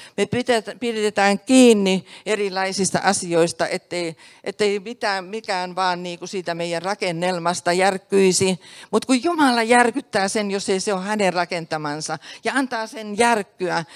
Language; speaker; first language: Finnish; native; Finnish